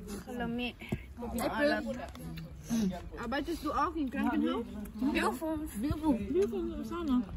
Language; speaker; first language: German; non-native, learner; Cebuano